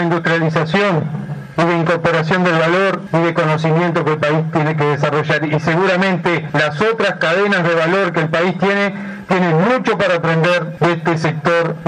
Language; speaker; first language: Spanish; native; Spanish